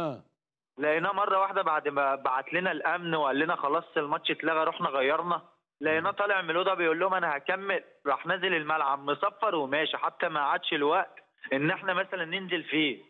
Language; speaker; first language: Arabic; native; Arabic